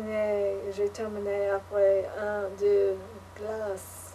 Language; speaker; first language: French; non-native, learner; English